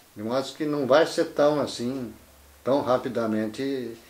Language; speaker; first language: Portuguese; native; Portuguese